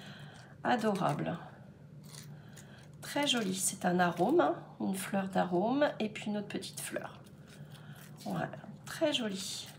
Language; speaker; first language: French; native; French